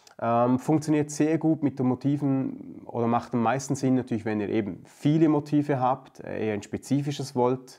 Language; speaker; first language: German; native; German